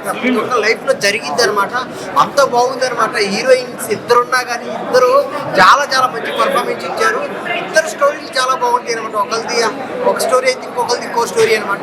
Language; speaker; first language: Telugu; native; Telugu